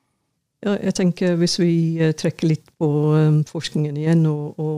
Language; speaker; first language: Norwegian; non-native, fluent; English